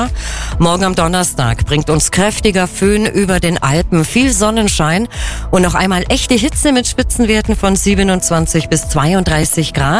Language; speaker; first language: German; native; German